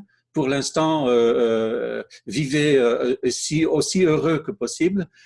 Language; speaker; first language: French; non-native, fluent; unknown